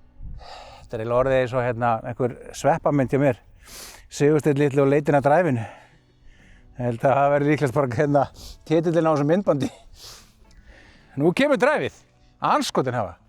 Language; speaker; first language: Icelandic; native; Icelandic